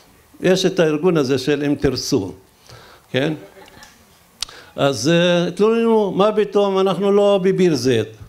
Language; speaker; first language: Hebrew; non-native, local second language; Arabic